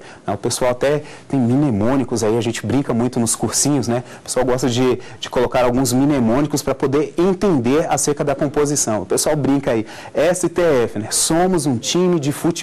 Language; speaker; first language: Portuguese; native; Portuguese